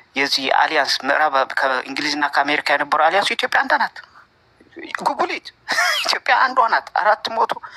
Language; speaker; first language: Amharic; non-native, local second language; Tigrinya